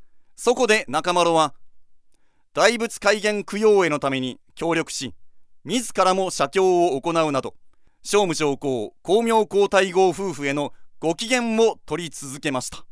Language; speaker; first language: Japanese; native; Japanese